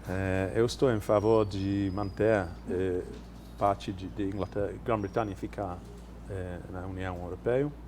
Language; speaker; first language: Portuguese; non-native, fluent; English